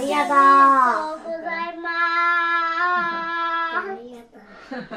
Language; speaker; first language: Japanese; native; Japanese